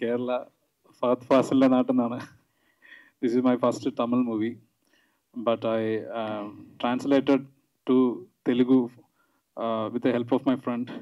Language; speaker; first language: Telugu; non-native, learner; Malayalam